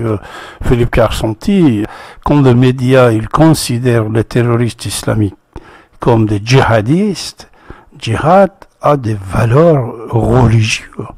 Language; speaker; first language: French; non-native, fluent; Persian